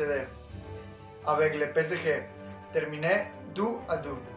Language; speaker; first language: French; non-native, learner; Spanish